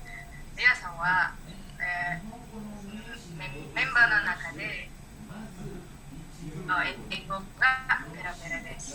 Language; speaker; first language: Japanese; non-native, learner; Indonesian